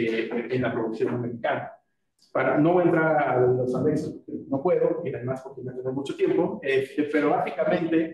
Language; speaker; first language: Spanish; native; Spanish